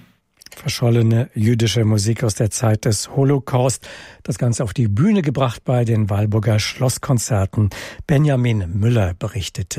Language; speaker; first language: German; native; German